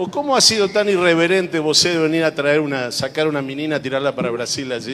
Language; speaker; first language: Spanish; native; Spanish